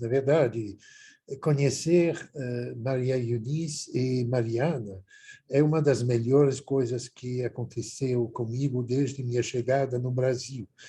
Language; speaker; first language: Portuguese; non-native, fluent; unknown